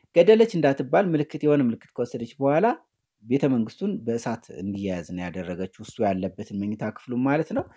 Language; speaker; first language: Amharic; native; Amharic